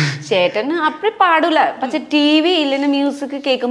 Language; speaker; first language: Malayalam; non-native, learner; Nepali